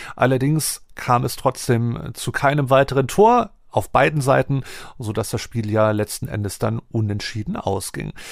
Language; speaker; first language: German; native; German